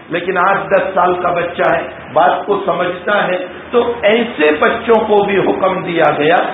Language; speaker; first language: Urdu; non-native, local second language; Gujarati